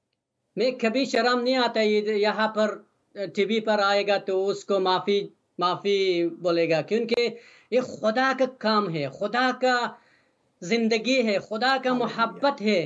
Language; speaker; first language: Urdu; non-native, learner; Persian